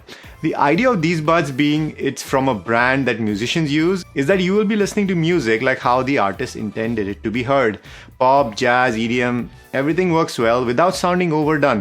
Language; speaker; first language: English; non-native, fluent; Dutch